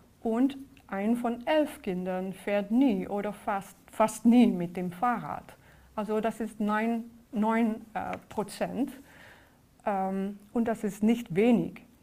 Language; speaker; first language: German; non-native, fluent; Dutch